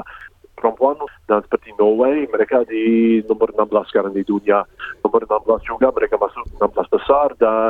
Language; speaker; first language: Indonesian; early bilingual, heritage; English